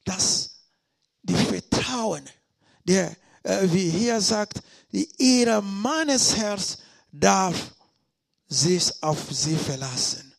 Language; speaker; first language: German; non-native, learner; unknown